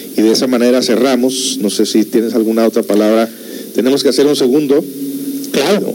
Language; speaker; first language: Spanish; early bilingual, heritage; Spanish